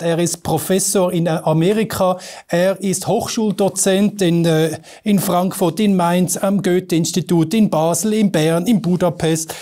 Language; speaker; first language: German; native; German